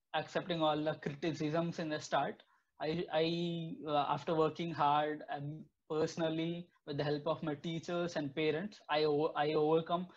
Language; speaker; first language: English; non-native, local second language; Telugu